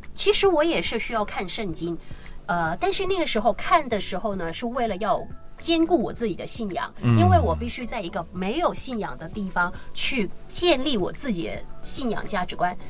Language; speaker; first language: Chinese; non-native, local second language; Cantonese